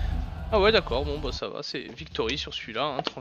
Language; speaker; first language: French; native; French